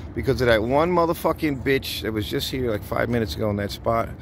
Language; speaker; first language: English; native; English